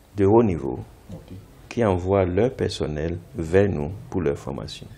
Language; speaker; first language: French; non-native, local second language; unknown